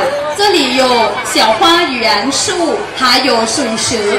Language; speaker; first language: Chinese; non-native, learner; Thai